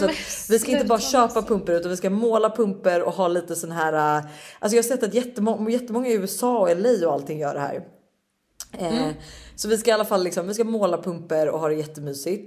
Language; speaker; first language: Swedish; native; Swedish